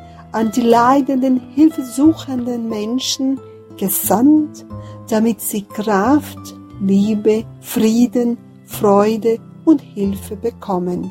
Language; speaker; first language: German; non-native, fluent; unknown